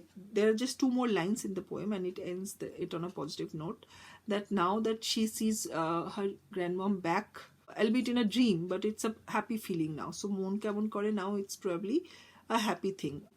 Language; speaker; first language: English; non-native, local second language; Bangla